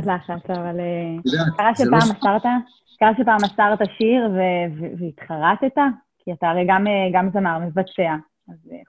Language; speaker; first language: Hebrew; native; Hebrew